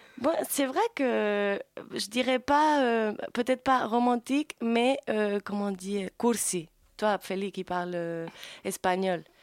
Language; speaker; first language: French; non-native, fluent; Spanish